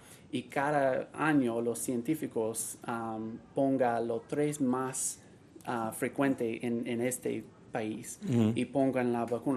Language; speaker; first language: Spanish; non-native, learner; English